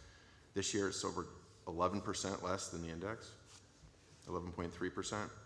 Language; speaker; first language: English; native; English